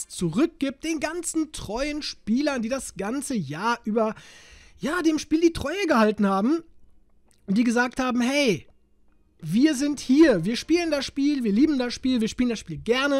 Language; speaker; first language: German; native; German